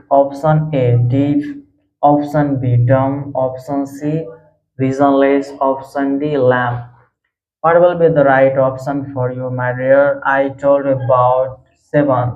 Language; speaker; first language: English; non-native, local second language; Hindi